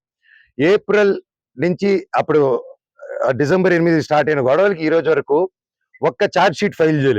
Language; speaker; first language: Telugu; native; Telugu